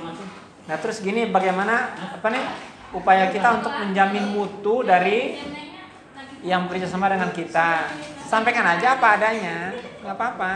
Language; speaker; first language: Indonesian; native; Indonesian